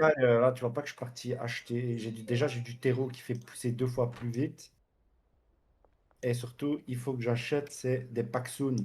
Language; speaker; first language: French; native; French